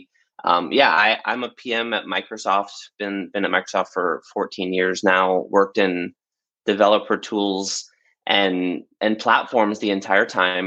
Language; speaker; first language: English; native; English